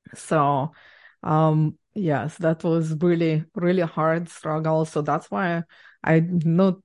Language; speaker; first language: English; non-native, fluent; Ukrainian